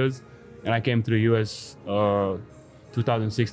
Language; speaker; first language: English; non-native, fluent; Wolof